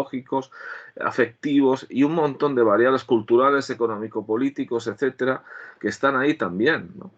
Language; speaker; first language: Spanish; native; Spanish